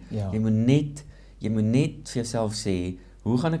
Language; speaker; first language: Afrikaans; native; Afrikaans